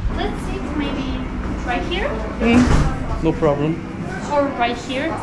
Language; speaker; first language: English; non-native, learner; Russian